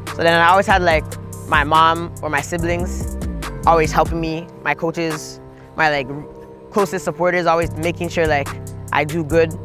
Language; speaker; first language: English; native; English